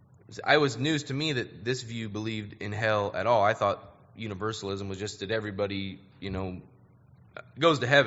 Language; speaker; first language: English; native; English